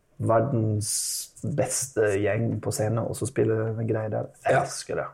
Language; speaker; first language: Swedish; non-native, fluent; English